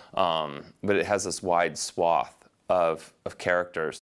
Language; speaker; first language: English; native; English